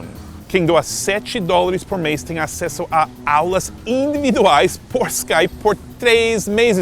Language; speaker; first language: Portuguese; non-native, fluent; English